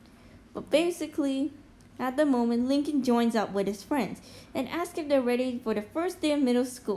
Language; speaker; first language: English; native; English